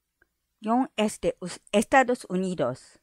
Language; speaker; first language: Spanish; non-native, learner; Japanese